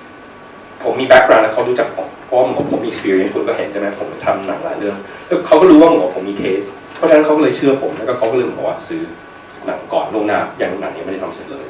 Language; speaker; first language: Thai; early bilingual, heritage; Thai